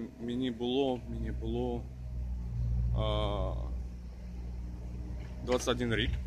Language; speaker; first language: Ukrainian; non-native, local second language; Russian